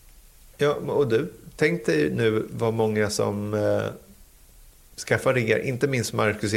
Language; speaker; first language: Swedish; native; Swedish